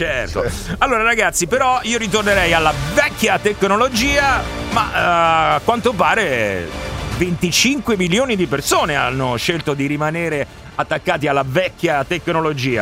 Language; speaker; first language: Italian; native; Italian